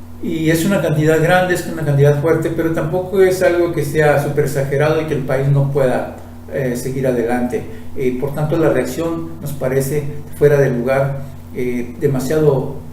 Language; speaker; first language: Spanish; native; Spanish